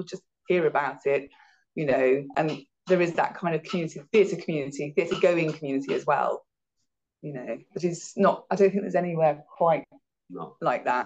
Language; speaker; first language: English; native; English